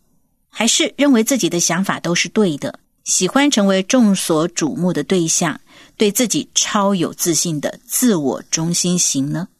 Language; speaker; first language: Chinese; native; Chinese